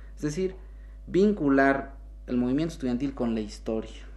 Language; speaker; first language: Spanish; native; Spanish